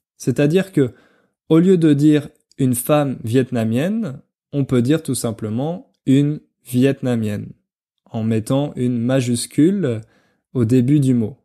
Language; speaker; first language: French; native; French